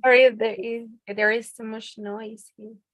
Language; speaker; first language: English; non-native, learner; Spanish